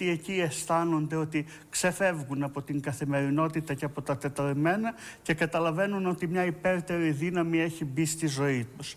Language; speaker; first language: Greek; native; Greek